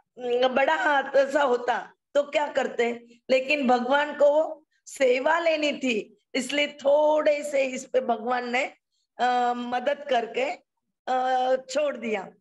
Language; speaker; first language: Hindi; non-native, local second language; Marathi